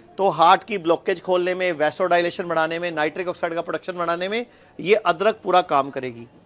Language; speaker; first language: Hindi; native; Hindi